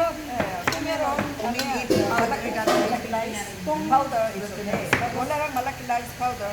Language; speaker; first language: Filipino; non-native, learner; Korean